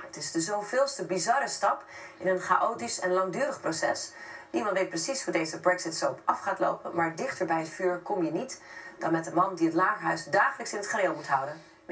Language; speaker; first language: Dutch; native; Dutch